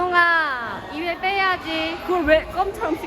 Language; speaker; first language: Korean; native; Korean